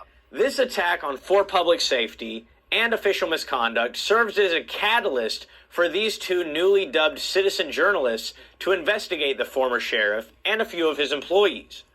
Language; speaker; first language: English; native; English